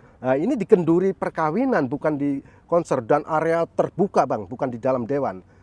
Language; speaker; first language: Indonesian; non-native, local second language; Javanese